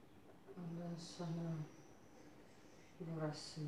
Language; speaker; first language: Turkish; non-native, learner; Russian